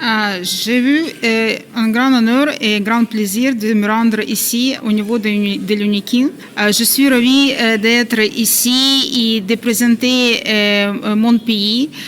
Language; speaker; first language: French; non-native, fluent; Ukrainian